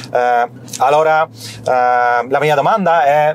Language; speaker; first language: Italian; non-native, learner; Polish